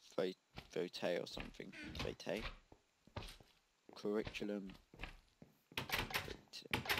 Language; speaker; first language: English; native; English